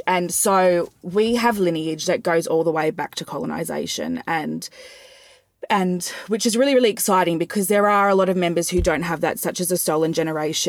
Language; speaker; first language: English; native; English